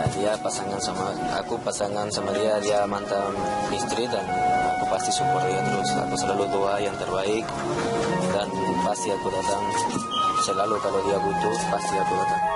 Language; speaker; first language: Indonesian; non-native, fluent; Spanish